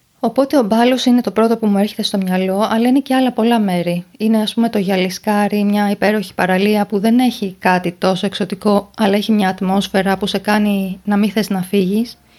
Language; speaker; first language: Greek; native; Greek